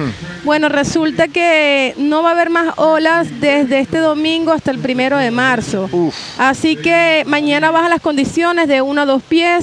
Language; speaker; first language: Spanish; native; Spanish